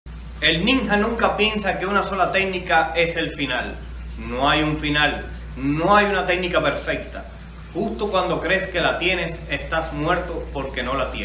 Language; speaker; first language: Spanish; native; Spanish